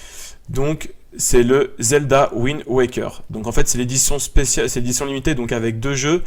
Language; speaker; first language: French; native; French